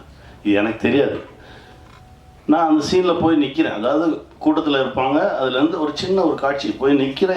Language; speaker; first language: Tamil; native; Tamil